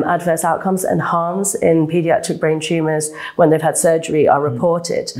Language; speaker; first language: English; native; English